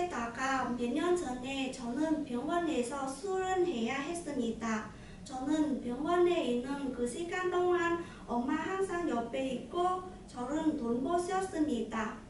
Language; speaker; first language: Korean; non-native, learner; Vietnamese